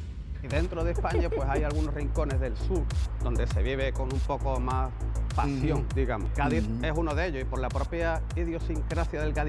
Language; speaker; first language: Spanish; native; Spanish